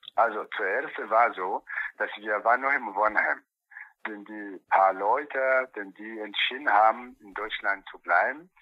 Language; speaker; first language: German; non-native, learner; Portuguese